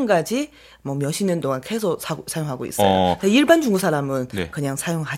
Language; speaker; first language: Korean; non-native, fluent; Chinese